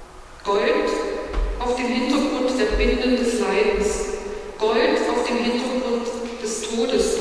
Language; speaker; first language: German; native; German